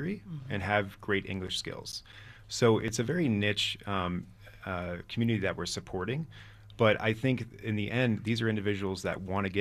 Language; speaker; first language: English; native; English